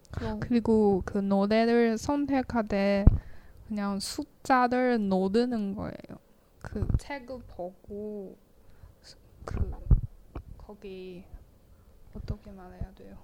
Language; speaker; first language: Korean; non-native, learner; Chinese